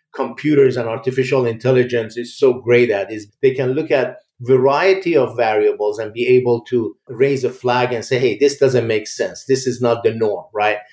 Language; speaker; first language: English; early bilingual, other home language; Persian